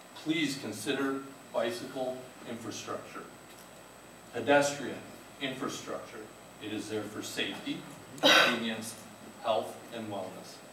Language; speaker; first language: English; native; English